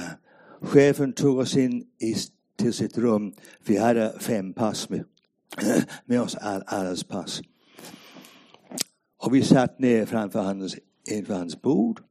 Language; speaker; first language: Swedish; non-native, fluent; English